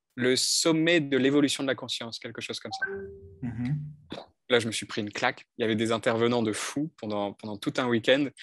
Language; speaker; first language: French; native; French